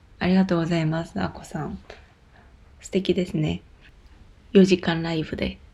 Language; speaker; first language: Japanese; non-native, fluent; Korean